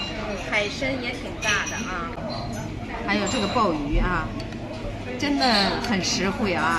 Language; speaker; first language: Chinese; native; Chinese